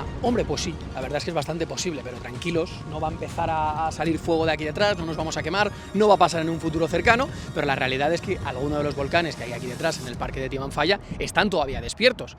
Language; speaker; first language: Spanish; native; Spanish